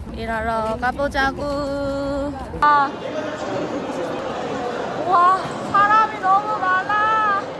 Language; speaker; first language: Korean; native; Korean